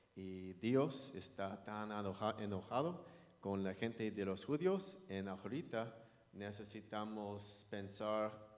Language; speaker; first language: Spanish; non-native, learner; English